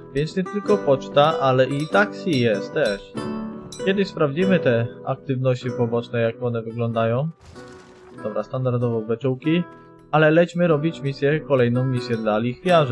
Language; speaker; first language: Polish; native; Polish